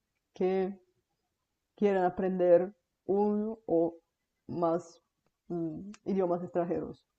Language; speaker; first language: Spanish; non-native, fluent; Bulgarian